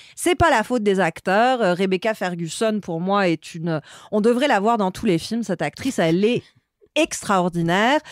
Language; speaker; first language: French; native; French